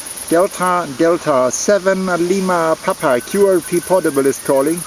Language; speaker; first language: English; non-native, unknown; German